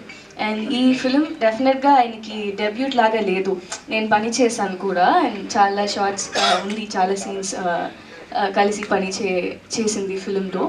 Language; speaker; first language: Telugu; non-native, learner; Tamil